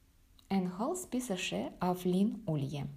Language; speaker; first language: Norwegian; non-native, fluent; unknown